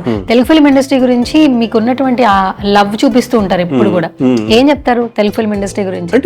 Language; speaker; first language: Telugu; native; Telugu